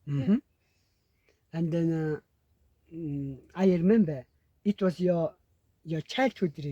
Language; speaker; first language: English; non-native, learner; Mongolian